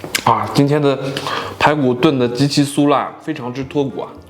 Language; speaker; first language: Chinese; native; Chinese